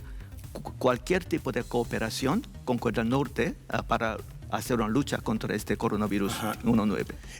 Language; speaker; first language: Spanish; non-native, learner; Korean